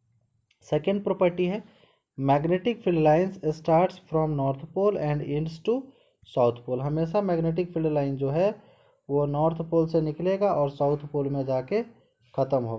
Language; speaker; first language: Hindi; native; Hindi